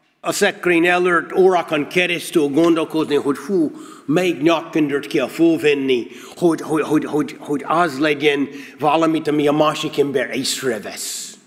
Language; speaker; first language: Hungarian; non-native, learner; English